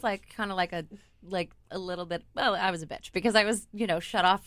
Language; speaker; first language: English; native; English